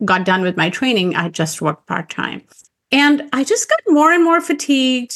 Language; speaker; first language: English; non-native, local second language; Urdu